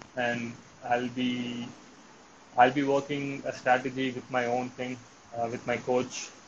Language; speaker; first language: English; non-native, local second language; Tamil